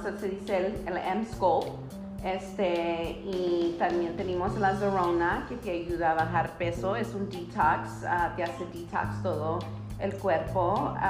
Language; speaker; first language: Spanish; early bilingual, heritage; Spanish